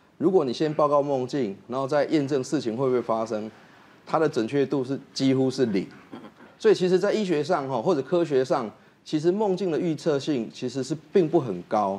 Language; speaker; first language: Chinese; native; Chinese